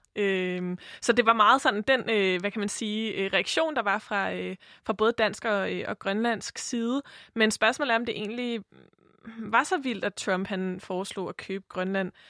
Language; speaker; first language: Danish; native; Danish